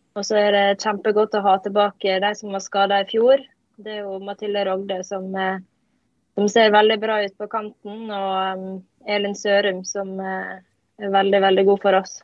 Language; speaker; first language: Norwegian; native; Norwegian